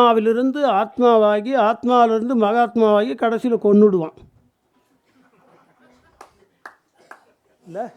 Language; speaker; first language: Tamil; native; Tamil